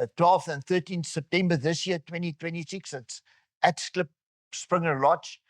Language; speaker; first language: English; non-native, local second language; Afrikaans